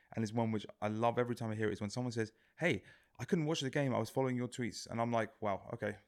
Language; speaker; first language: English; native; English